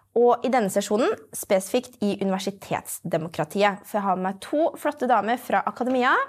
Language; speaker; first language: Norwegian; native; Norwegian